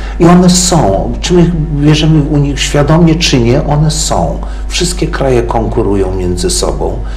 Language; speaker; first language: Polish; early bilingual, heritage; Polish